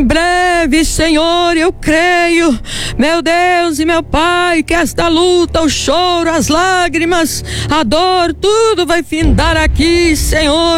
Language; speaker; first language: Portuguese; native; Portuguese